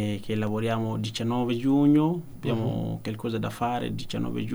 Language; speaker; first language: Italian; non-native, learner; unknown